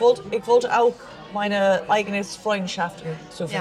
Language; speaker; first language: German; non-native, learner; English